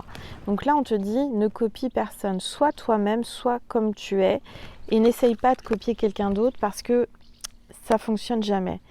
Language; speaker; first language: French; native; French